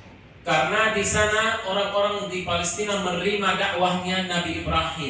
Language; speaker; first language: Indonesian; non-native, fluent; Arabic